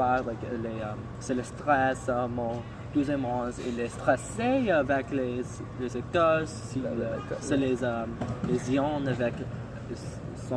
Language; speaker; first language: French; non-native, learner; English